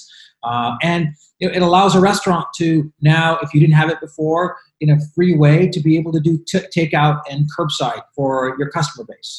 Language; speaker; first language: English; native; English